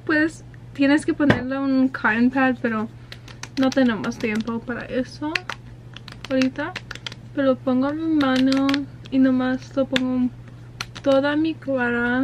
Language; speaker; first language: Spanish; early bilingual, heritage; Spanish